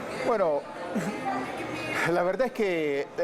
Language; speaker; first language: Spanish; native; Spanish